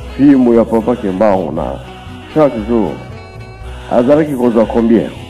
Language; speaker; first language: Lingala; non-native, local second language; Kongo